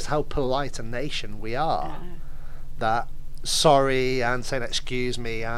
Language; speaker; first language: English; native; English